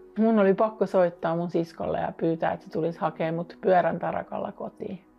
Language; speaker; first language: Finnish; native; Finnish